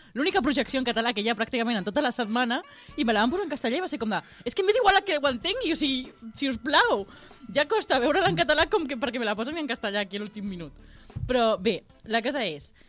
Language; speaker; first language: Catalan; non-native, local second language; Spanish